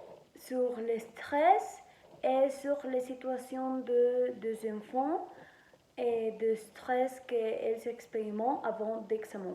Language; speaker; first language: French; non-native, learner; Spanish